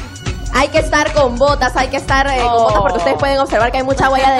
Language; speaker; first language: Spanish; native; Spanish